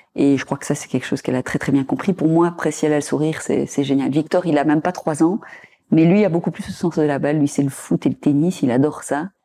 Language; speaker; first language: French; native; French